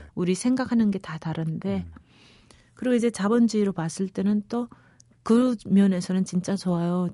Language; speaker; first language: Korean; early bilingual, other home language; Spanish